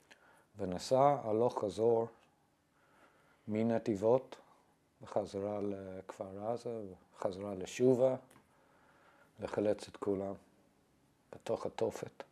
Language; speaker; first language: Hebrew; non-native, fluent; English